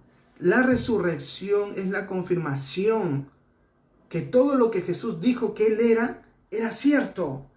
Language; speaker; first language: Spanish; native; Spanish